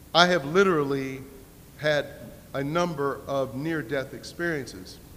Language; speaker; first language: English; native; English